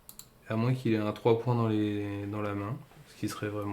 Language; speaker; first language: French; native; French